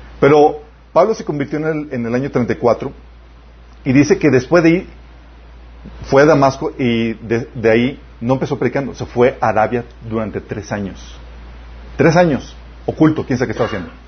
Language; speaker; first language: Spanish; native; Spanish